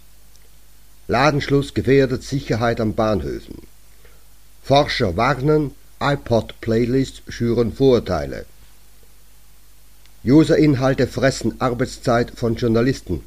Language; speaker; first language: German; native; German